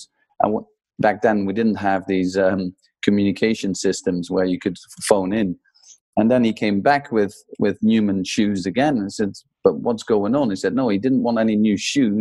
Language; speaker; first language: English; non-native, fluent; Dutch